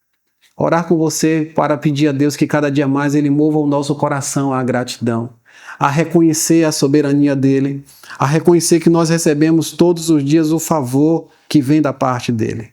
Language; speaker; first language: Portuguese; native; Portuguese